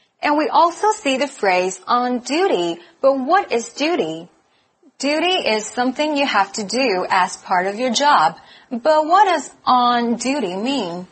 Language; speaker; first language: English; non-native, fluent; Chinese